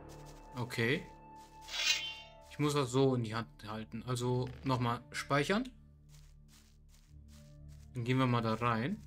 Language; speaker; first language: German; native; German